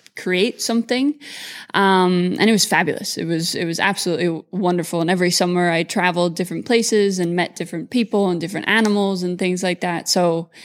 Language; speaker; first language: English; native; English